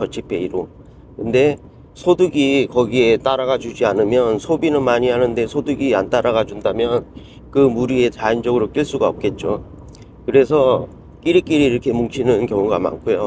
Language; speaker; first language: Korean; native; Korean